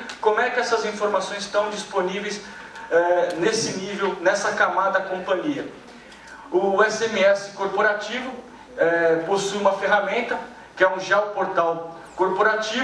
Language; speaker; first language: Portuguese; native; Portuguese